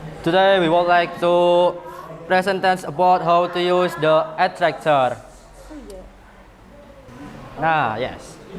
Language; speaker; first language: English; non-native, learner; Indonesian